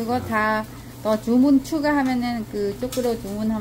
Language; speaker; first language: Korean; non-native, learner; Vietnamese